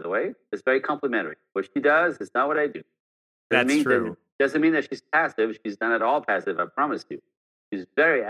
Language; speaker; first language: English; non-native, fluent; French